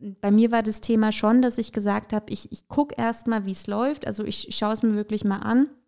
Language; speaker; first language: German; early bilingual, other home language; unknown